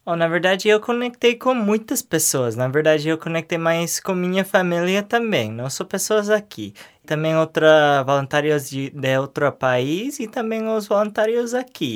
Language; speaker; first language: Portuguese; non-native, learner; English